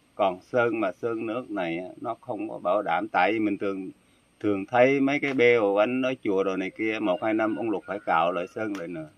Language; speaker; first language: Vietnamese; non-native, local second language; Khmer